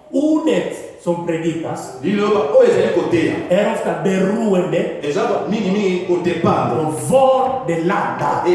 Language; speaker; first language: Swedish; non-native, fluent; Lingala